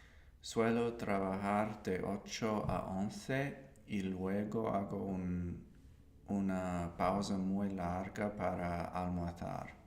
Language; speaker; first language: Spanish; non-native, learner; English